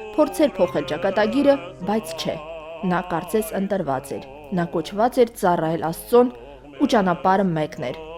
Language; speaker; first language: Armenian; native; Armenian